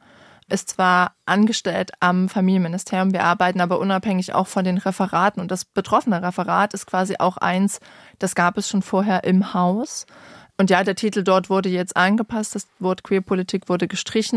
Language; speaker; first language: German; native; German